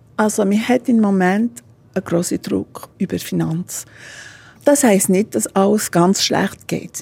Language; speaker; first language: German; non-native, fluent; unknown